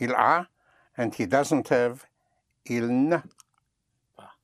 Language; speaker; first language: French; non-native, fluent; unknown